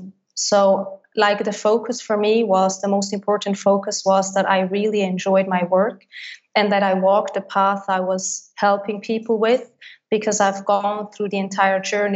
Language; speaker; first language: English; non-native, fluent; Swiss German